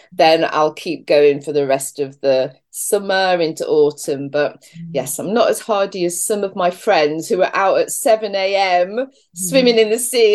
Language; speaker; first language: English; native; English